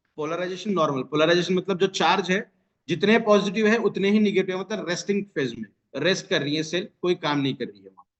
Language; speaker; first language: Hindi; non-native, local second language; Marathi